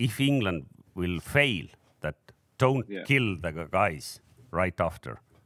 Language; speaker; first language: English; non-native, fluent; Estonian